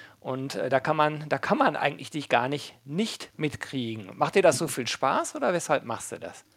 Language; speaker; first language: German; native; German